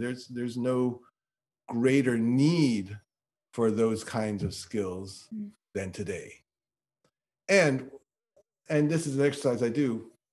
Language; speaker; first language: English; native; English